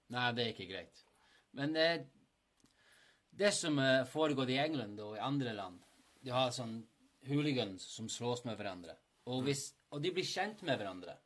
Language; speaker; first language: Norwegian; non-native, fluent; English